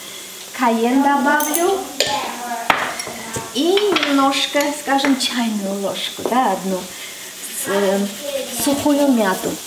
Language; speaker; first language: Russian; non-native, fluent; Armenian